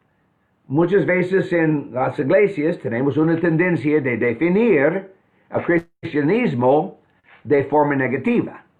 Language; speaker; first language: Spanish; non-native, fluent; English